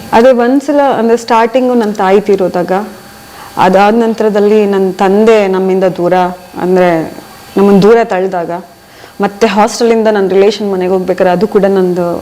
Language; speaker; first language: Kannada; native; Kannada